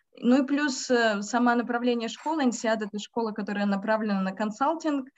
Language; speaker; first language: Russian; native; Russian